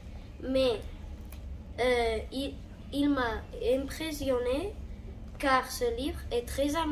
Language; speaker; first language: French; non-native, learner; Catalan